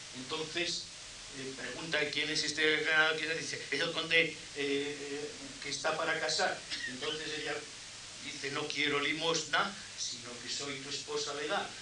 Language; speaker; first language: Spanish; native; Spanish